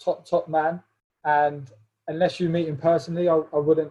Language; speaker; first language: English; native; English